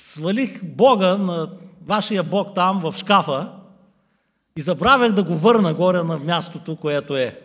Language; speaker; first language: Bulgarian; native; Bulgarian